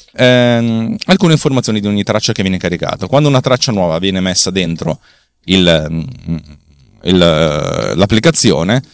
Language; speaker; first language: Italian; native; Italian